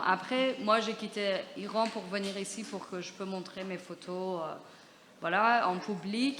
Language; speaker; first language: French; non-native, fluent; Persian